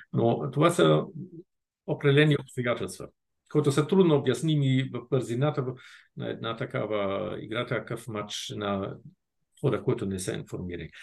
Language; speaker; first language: Bulgarian; non-native, fluent; German